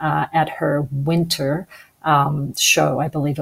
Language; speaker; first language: English; native; English